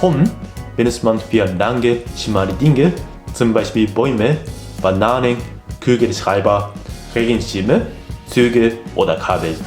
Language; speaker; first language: German; non-native, fluent; Japanese